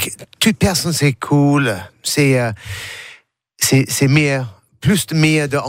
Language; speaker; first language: French; non-native, learner; English